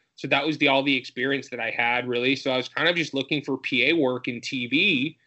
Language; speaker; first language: English; native; English